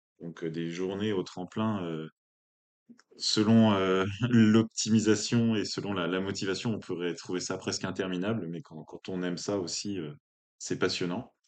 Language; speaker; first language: French; native; French